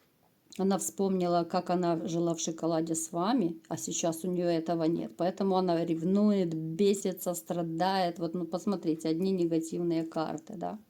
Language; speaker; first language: Russian; native; Russian